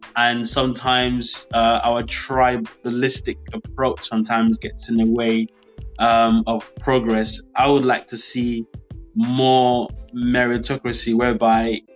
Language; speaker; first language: English; early bilingual, other home language; Yoruba